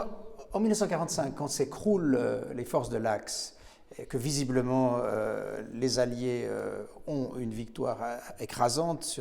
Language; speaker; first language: French; native; French